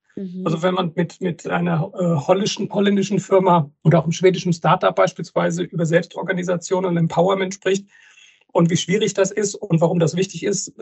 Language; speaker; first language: German; native; German